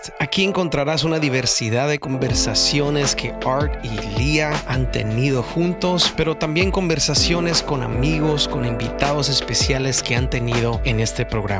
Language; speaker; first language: Spanish; native; Spanish